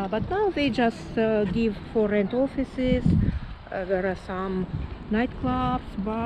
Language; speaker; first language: English; non-native, fluent; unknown